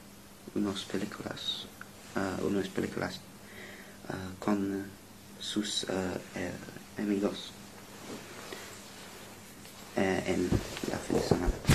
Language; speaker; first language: Spanish; non-native, learner; English